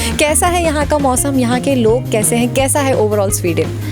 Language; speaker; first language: Hindi; native; Hindi